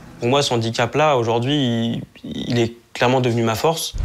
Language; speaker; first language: French; native; French